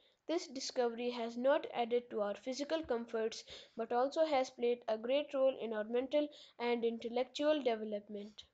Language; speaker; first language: English; non-native, local second language; Urdu